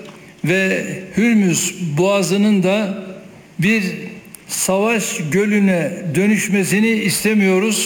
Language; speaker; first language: Turkish; native; Turkish